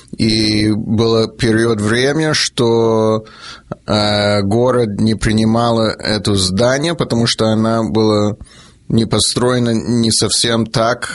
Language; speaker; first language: Russian; early bilingual, heritage; Russian